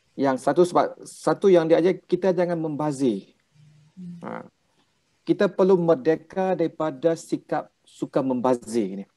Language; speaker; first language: Malay; non-native, local second language; Thai